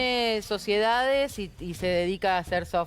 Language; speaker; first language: Spanish; native; Spanish